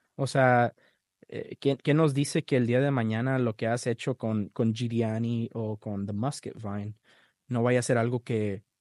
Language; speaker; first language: Spanish; early bilingual, other home language; English